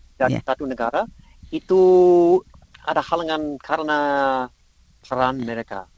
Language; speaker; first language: Indonesian; non-native, learner; English